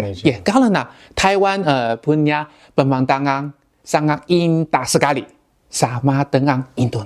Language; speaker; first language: Indonesian; non-native, learner; Chinese